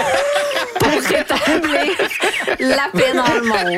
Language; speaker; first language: French; native; French